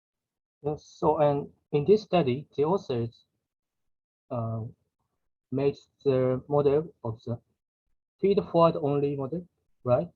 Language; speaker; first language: English; non-native, learner; Japanese